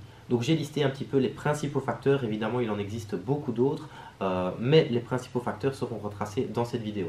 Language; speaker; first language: French; native; French